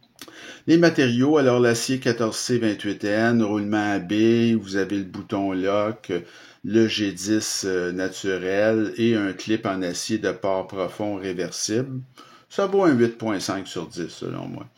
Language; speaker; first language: French; native; French